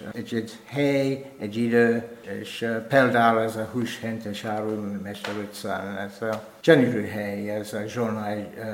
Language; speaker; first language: Hungarian; non-native, learner; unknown